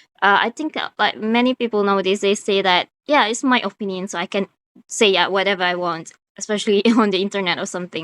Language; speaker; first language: English; non-native, learner; Indonesian